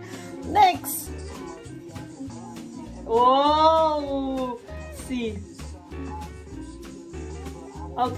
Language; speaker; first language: English; non-native, learner; Indonesian